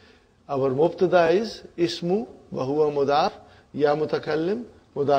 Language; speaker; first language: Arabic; non-native, fluent; Urdu